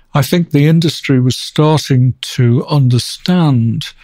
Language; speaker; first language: English; native; English